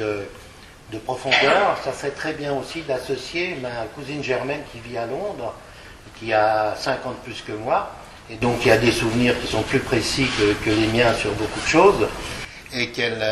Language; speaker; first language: French; early bilingual, other home language; Polish